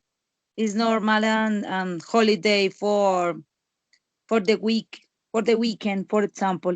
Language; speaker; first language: English; non-native, learner; Spanish